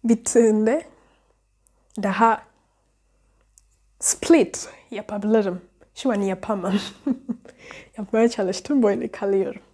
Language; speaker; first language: Turkish; non-native, learner; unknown